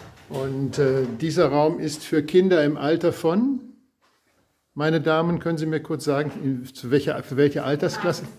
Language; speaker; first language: German; native; German